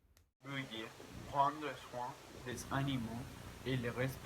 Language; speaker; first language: French; non-native, learner; Spanish